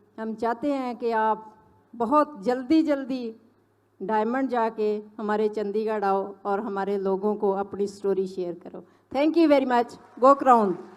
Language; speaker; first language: Hindi; non-native, local second language; Punjabi